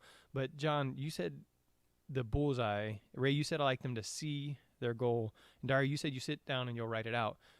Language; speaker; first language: English; native; English